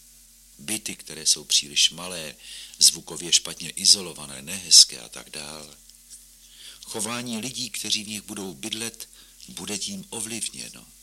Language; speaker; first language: Czech; native; Czech